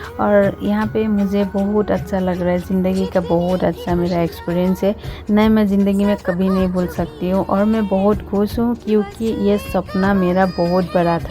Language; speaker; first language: Hindi; non-native, local second language; Assamese